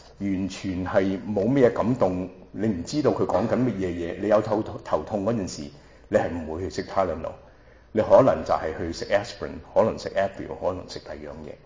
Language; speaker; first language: Cantonese; non-native, local second language; Wu Chinese